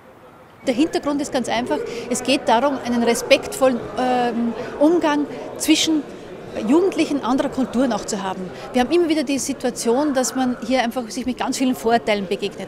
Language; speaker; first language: German; native; German